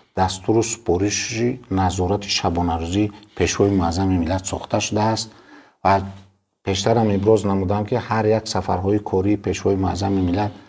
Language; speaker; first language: Tajik; native; Tajik